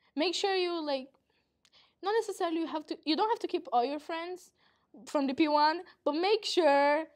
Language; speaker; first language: English; non-native, fluent; Portuguese